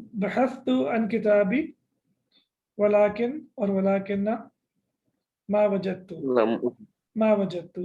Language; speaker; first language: Arabic; non-native, fluent; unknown